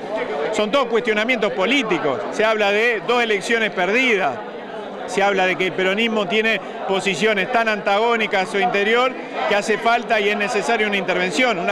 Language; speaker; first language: Spanish; native; Spanish